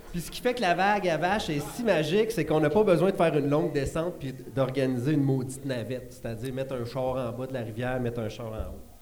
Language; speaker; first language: French; native; French